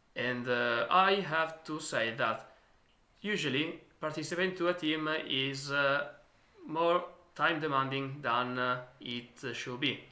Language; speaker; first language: English; non-native, learner; Italian